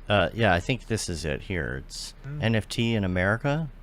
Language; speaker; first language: English; native; English